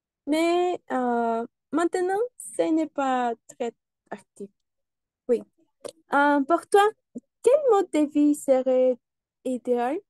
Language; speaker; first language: French; non-native, learner; Spanish